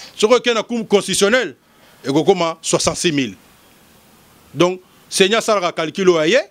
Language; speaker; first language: Lingala; native; Lingala